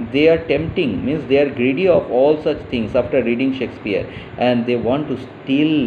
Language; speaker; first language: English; non-native, local second language; Hindi